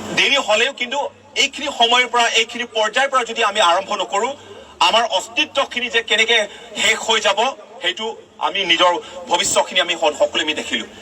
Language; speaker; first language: Assamese; non-native, local second language; Karbi